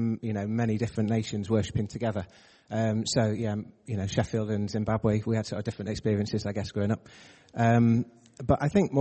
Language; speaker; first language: English; native; English